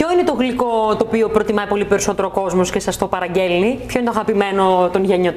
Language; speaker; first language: Greek; native; Greek